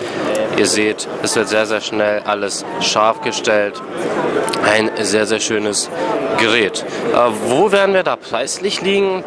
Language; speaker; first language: German; native; German